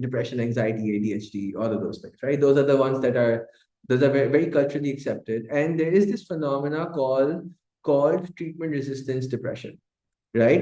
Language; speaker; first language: English; non-native, local second language; Urdu